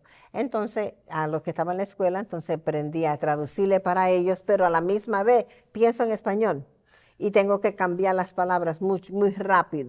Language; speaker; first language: Spanish; early bilingual, heritage; Spanish